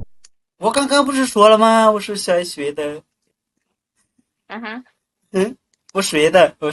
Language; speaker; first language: Chinese; non-native, learner; Thai